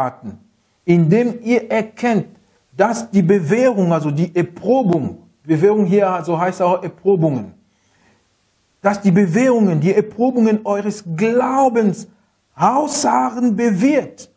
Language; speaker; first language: German; non-native, fluent; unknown